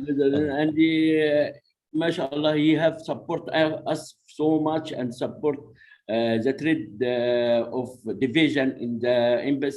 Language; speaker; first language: English; non-native, learner; Arabic